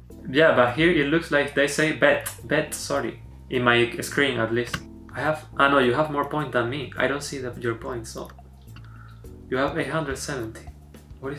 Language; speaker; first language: English; non-native, learner; Spanish